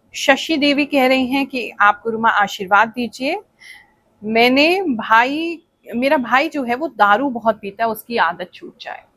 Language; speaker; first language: Hindi; native; Hindi